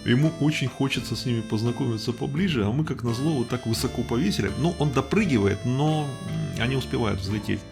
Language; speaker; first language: Russian; native; Russian